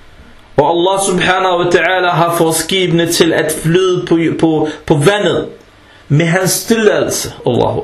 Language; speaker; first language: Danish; early bilingual, other home language; Arabic